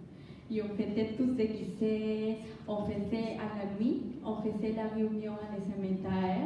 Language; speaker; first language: French; non-native, learner; Spanish